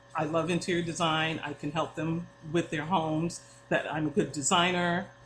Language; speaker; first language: English; native; English